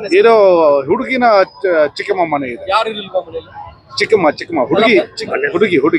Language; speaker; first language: Kannada; non-native, fluent; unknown